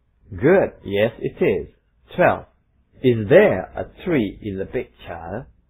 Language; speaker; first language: English; non-native, fluent; Indonesian